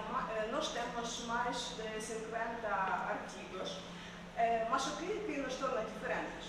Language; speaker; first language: Portuguese; non-native, learner; Ukrainian